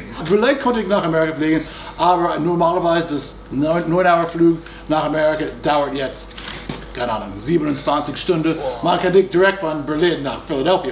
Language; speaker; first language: German; non-native, fluent; English